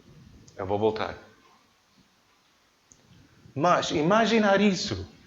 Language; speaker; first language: Portuguese; non-native, learner; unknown